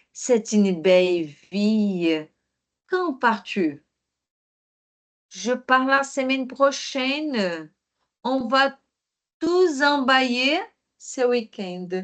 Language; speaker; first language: French; non-native, fluent; Portuguese